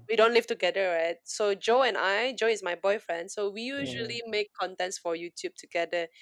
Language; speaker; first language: English; non-native, fluent; Indonesian